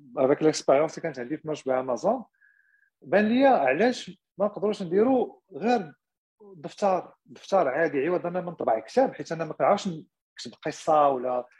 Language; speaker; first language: Arabic; native; Arabic